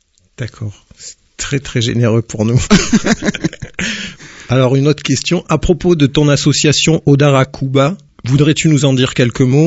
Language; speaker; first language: French; native; French